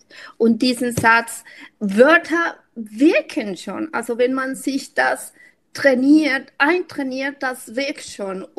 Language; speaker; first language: German; non-native, fluent; Spanish